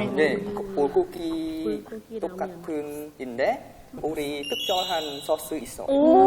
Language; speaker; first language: Korean; non-native, learner; Khmer